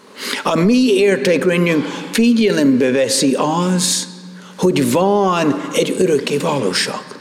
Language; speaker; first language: Hungarian; non-native, fluent; English